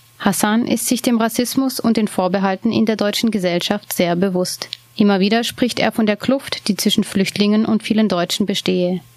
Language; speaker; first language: German; native; German